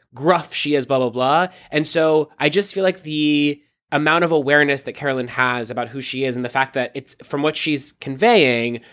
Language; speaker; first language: English; native; English